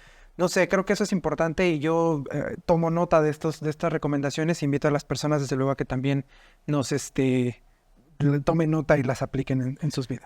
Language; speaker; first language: Spanish; native; Spanish